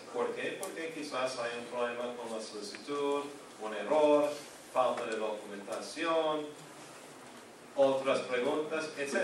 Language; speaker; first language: Spanish; non-native, fluent; English